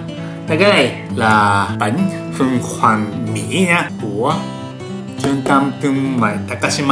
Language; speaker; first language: Vietnamese; non-native, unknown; Japanese